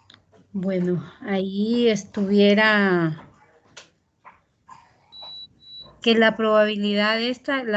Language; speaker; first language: Spanish; native; Spanish